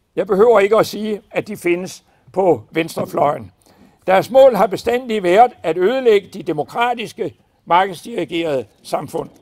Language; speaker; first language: Danish; native; Danish